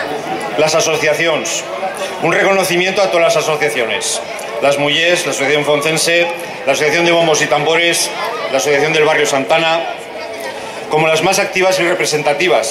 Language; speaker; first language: Spanish; native; Spanish